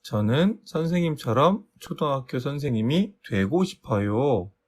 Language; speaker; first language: Korean; native; Korean